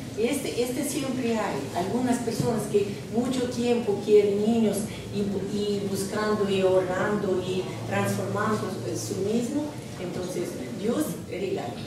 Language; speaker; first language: Spanish; non-native, learner; Russian